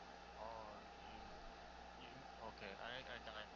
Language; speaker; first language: English; non-native, learner; Chinese